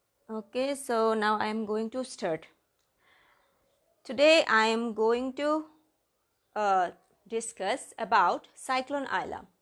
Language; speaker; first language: English; non-native, local second language; Bangla